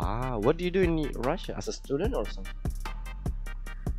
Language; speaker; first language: English; non-native, learner; Indonesian